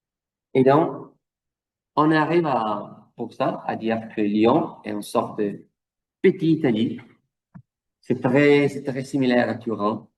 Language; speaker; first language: French; non-native, fluent; Italian